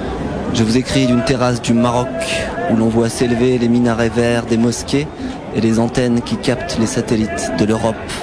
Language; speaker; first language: French; native; French